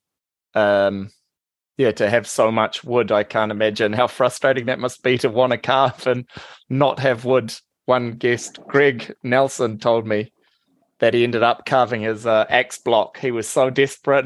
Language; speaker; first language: English; native; English